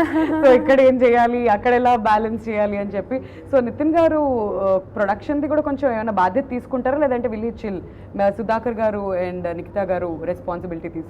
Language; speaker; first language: Telugu; native; Telugu